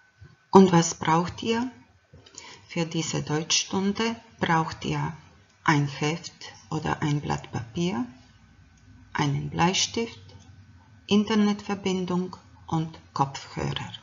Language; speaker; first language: German; non-native, fluent; Croatian